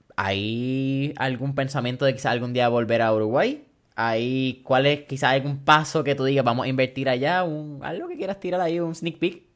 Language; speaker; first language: Spanish; early bilingual, heritage; Spanish